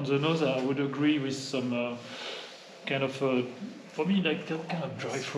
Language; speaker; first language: English; non-native, fluent; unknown